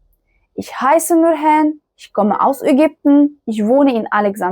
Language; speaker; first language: German; non-native, fluent; Arabic